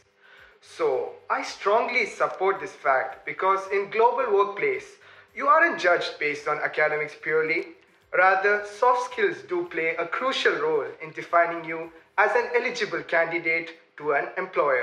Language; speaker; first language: English; non-native, local second language; Tamil